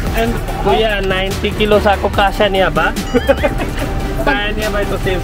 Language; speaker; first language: Filipino; non-native, learner; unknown